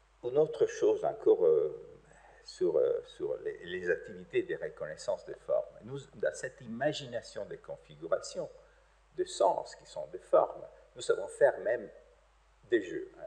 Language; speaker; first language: French; native; French